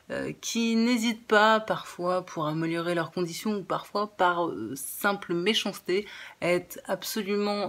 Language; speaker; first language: French; native; French